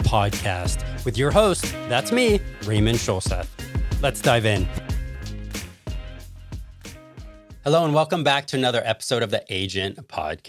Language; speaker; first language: English; native; English